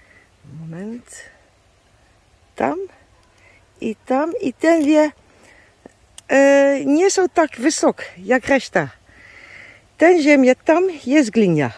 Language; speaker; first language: Polish; non-native, learner; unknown